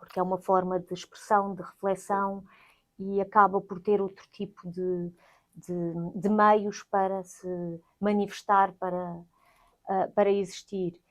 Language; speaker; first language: Portuguese; native; Portuguese